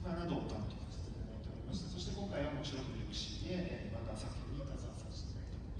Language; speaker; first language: Japanese; native; Japanese